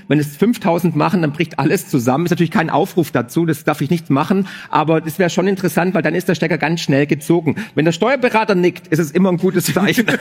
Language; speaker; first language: German; native; German